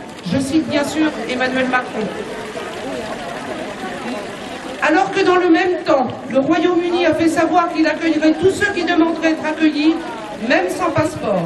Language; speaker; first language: French; native; French